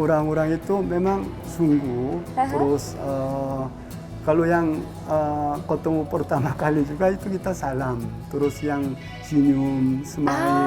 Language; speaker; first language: Indonesian; non-native, learner; Korean